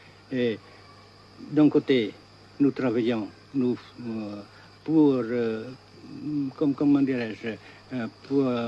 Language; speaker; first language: French; non-native, fluent; Vietnamese